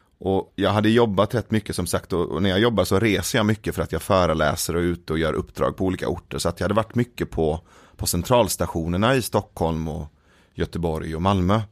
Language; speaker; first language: Swedish; early bilingual, other home language; Persian